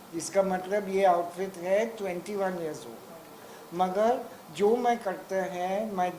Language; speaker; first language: Hindi; non-native, local second language; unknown